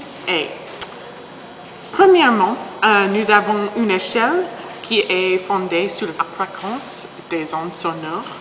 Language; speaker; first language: French; non-native, learner; English